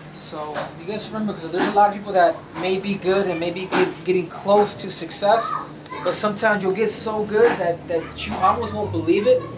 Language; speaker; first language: English; early bilingual, other home language; Spanish